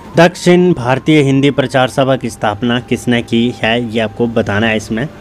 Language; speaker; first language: Hindi; native; Hindi